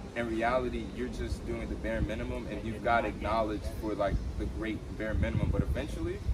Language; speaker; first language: English; native; English